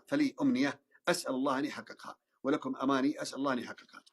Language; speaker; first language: Arabic; native; Arabic